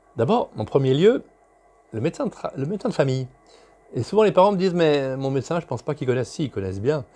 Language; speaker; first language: French; native; French